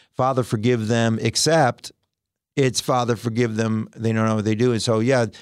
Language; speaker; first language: English; native; English